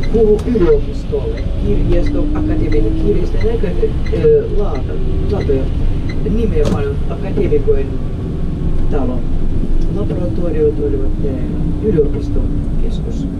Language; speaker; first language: Finnish; non-native, fluent; Russian